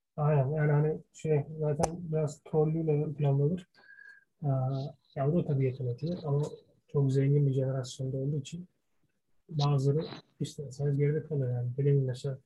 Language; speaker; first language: Turkish; early bilingual, heritage; Turkish